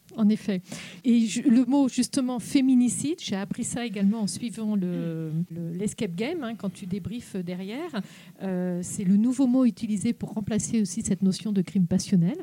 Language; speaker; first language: French; native; French